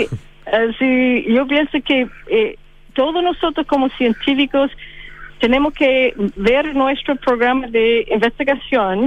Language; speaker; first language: Spanish; non-native, fluent; English